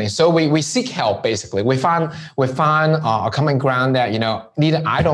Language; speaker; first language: English; non-native, local second language; Cantonese